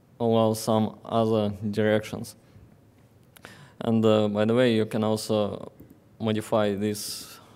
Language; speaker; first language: English; non-native, fluent; Russian